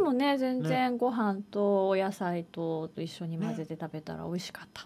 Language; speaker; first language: Japanese; native; Japanese